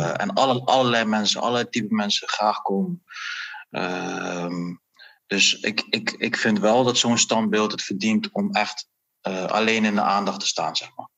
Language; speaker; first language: Dutch; native; Dutch